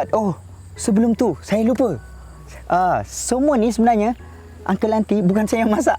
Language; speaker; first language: Malay; native; Malay